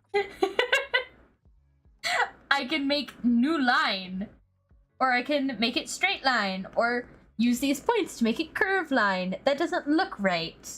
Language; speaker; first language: English; native; English